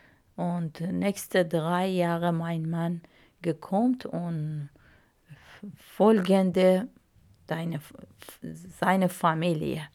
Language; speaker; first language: German; non-native, learner; Arabic